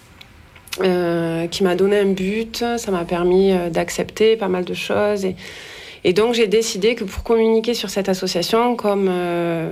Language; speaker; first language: French; native; French